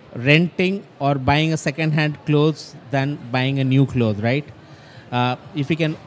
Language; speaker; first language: English; non-native, local second language; Bangla